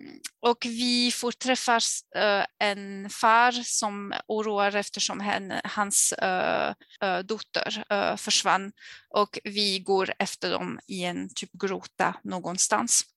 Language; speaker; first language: Swedish; non-native, fluent; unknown